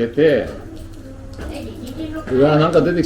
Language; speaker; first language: Japanese; native; Japanese